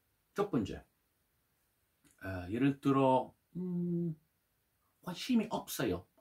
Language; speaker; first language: Korean; non-native, learner; Italian